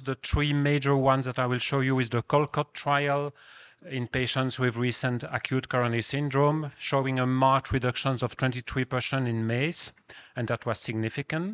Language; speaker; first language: English; non-native, fluent; French